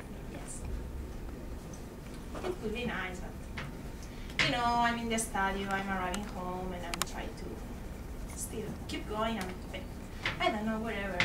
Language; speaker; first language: English; non-native, fluent; Spanish